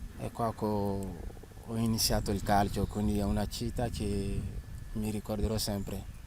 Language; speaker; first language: Italian; non-native, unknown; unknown